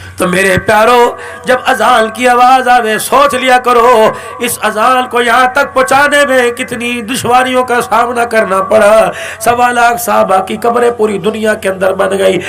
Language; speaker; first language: Urdu; non-native, local second language; Punjabi